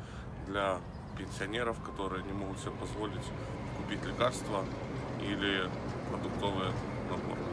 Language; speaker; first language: Russian; native; Russian